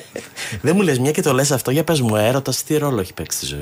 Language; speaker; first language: Greek; native; Greek